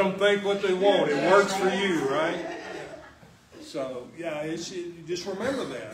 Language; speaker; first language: English; native; English